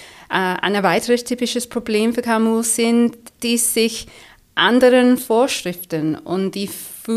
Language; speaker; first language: German; non-native, fluent; English